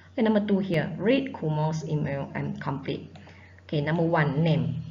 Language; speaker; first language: English; non-native, local second language; Malay